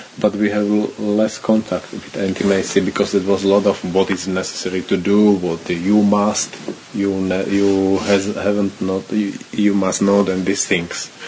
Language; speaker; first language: English; non-native, learner; Slovak